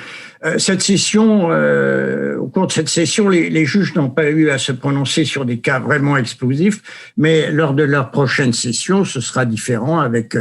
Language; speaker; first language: French; native; French